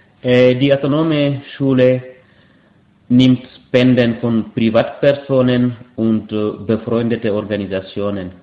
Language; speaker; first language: German; non-native, fluent; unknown